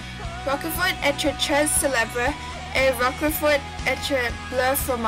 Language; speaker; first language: French; non-native, learner; English